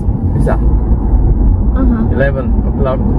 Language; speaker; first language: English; non-native, learner; Indonesian